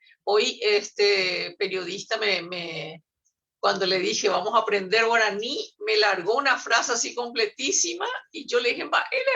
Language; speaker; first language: Spanish; native; Spanish